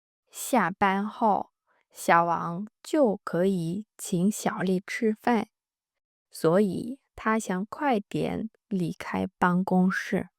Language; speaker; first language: Chinese; non-native, fluent; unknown